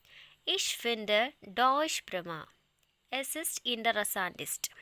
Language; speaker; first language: German; non-native, fluent; Malayalam